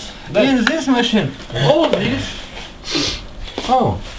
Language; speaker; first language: English; non-native, learner; Russian